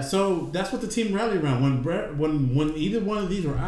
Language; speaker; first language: English; native; English